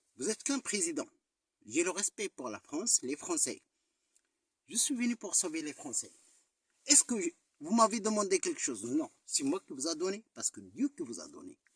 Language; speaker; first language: French; non-native, local second language; Arabic